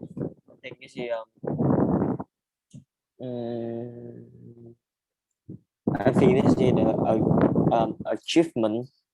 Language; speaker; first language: English; non-native, learner; Vietnamese